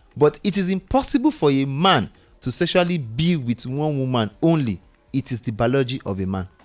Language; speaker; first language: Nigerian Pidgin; non-native, local second language; Yoruba